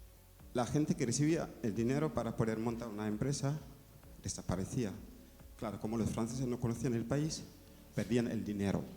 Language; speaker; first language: Spanish; non-native, fluent; Wolof